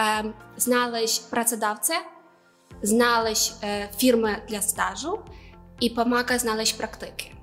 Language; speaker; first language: Polish; non-native, learner; Ukrainian